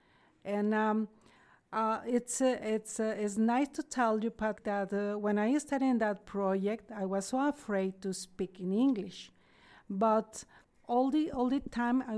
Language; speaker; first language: English; non-native, fluent; Spanish